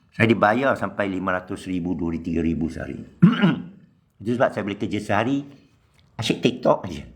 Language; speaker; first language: Malay; non-native, local second language; Chinese